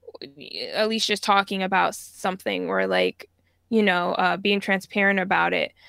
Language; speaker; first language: English; native; English